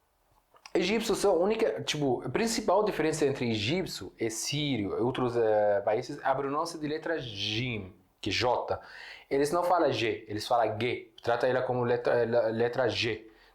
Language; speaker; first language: Portuguese; non-native, fluent; Arabic